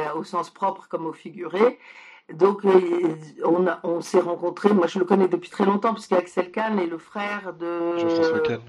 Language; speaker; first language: French; early bilingual, other home language; Polish